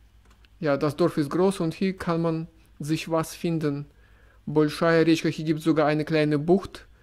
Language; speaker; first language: German; non-native, fluent; Russian